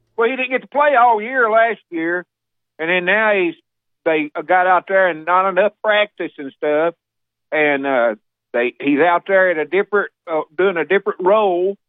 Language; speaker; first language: English; native; English